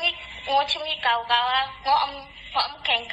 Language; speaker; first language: Cantonese; non-native, learner; Indonesian